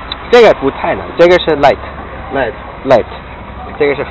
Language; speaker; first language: Chinese; non-native, learner; English